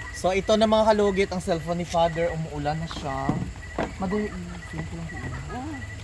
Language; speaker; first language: Filipino; non-native, local second language; Cebuano